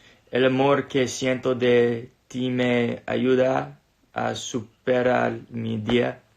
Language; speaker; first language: Spanish; non-native, learner; English